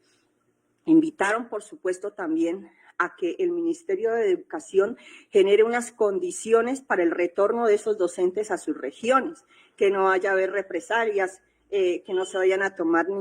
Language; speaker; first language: Spanish; native; Spanish